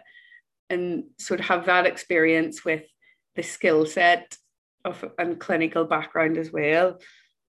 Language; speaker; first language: English; native; English